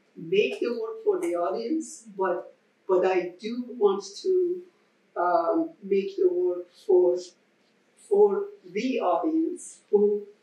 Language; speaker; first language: English; non-native, fluent; Persian